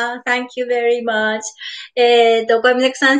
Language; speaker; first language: English; non-native, learner; Japanese